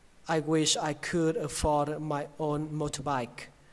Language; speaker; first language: English; non-native, fluent; Vietnamese